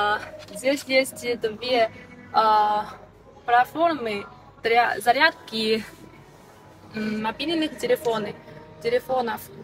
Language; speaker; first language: Russian; non-native, learner; Chinese